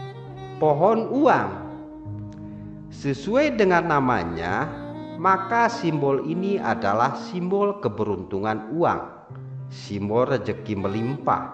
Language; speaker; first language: Indonesian; native; Indonesian